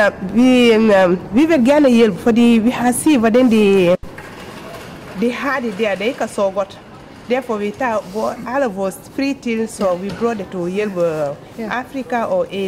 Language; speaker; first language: Danish; non-native, learner; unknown